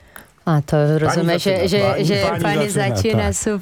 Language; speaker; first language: Polish; non-native, fluent; Portuguese